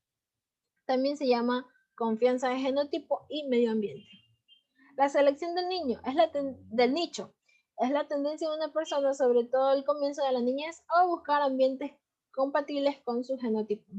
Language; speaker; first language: Spanish; native; Spanish